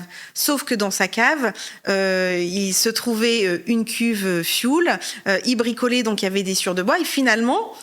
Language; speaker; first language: French; native; French